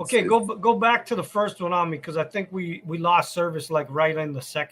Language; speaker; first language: English; native; English